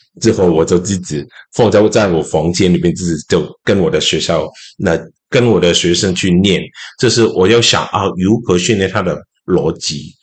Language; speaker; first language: Chinese; non-native, local second language; Cantonese